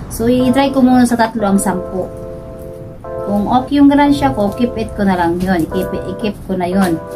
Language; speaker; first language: Filipino; non-native, local second language; Cebuano